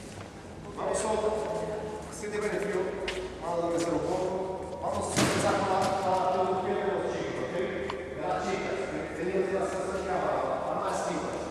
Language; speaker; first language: Spanish; non-native, learner; Portuguese